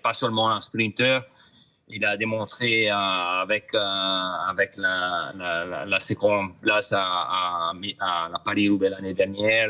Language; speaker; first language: French; non-native, fluent; Italian